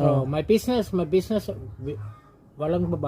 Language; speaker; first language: Filipino; non-native, learner; German